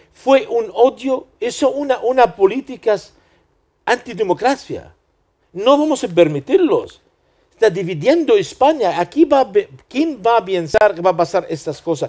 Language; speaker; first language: Spanish; non-native, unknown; Arabic